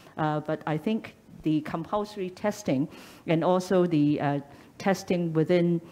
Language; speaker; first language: English; non-native, local second language; Cantonese